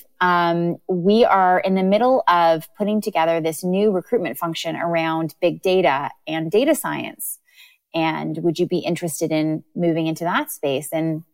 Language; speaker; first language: English; native; English